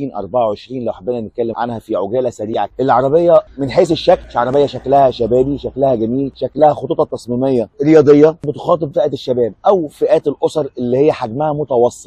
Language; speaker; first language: Arabic; native; Arabic